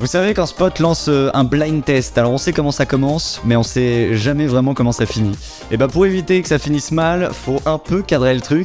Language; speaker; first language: French; native; French